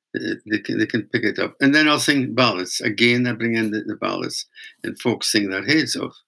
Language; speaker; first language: English; native; English